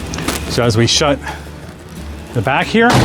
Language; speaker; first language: English; native; English